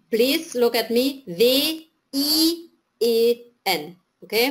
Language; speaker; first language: English; non-native, fluent; German